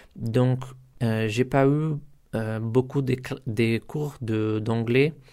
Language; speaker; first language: French; non-native, learner; Portuguese